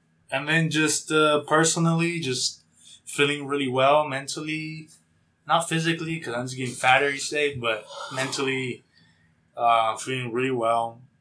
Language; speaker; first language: English; early bilingual, other home language; Spanish